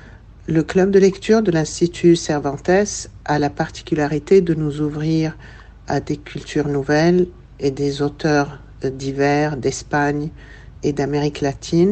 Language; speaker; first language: French; non-native, local second language; Arabic